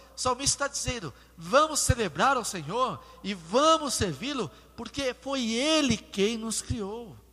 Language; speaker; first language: Portuguese; native; Portuguese